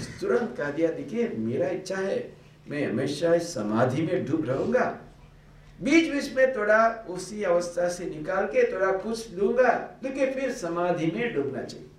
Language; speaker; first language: Hindi; non-native, local second language; Bangla